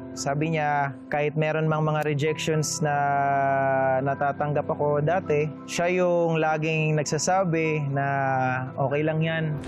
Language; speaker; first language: Filipino; native; Filipino